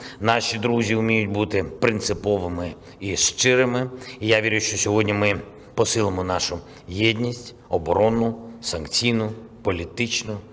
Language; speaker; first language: Ukrainian; non-native, local second language; Russian